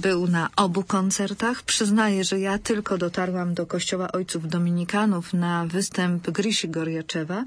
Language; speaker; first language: Polish; native; Polish